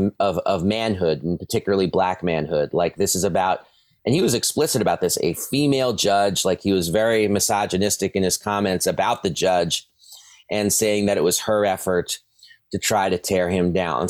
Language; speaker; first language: English; native; English